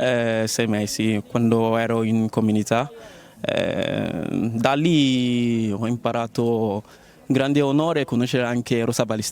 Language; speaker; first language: Italian; non-native, learner; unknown